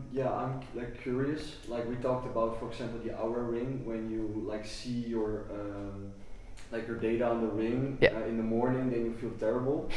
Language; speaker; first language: English; non-native, fluent; Dutch